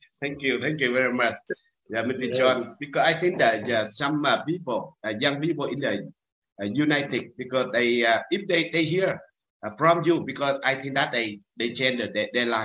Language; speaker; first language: English; non-native, learner; Vietnamese